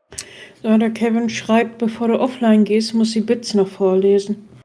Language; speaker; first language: German; native; German